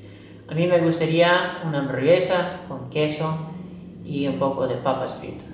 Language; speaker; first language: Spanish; non-native, fluent; English